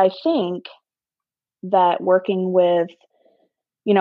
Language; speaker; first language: English; native; English